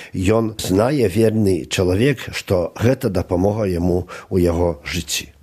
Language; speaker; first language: Belarusian; native; Belarusian